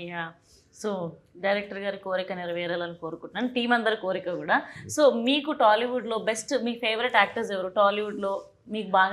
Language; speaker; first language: Telugu; native; Telugu